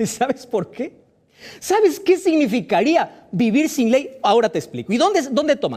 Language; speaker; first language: Spanish; native; Spanish